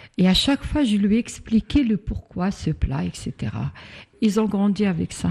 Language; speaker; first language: French; non-native, local second language; Arabic